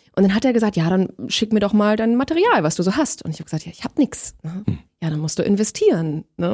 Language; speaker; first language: German; native; German